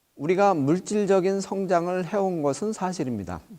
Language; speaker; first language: Korean; native; Korean